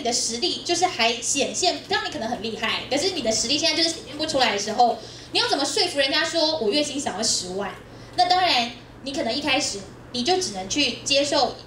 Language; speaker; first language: Chinese; native; Chinese